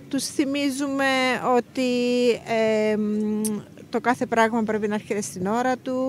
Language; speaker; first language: Greek; native; Greek